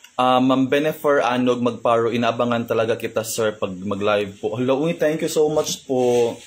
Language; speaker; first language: Filipino; non-native, local second language; Cebuano